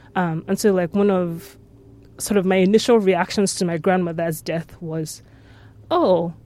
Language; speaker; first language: English; non-native, local second language; Yoruba